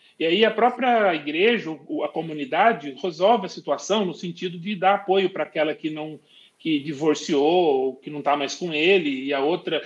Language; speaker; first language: Portuguese; native; Portuguese